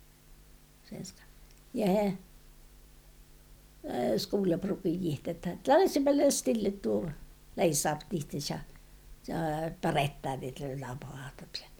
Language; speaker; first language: Swedish; non-native, local second language; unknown